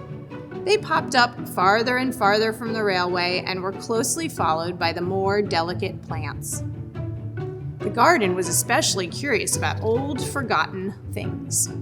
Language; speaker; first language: English; native; English